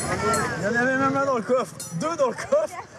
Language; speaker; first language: French; native; French